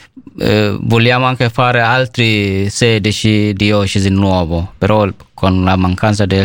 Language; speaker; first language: Italian; non-native, learner; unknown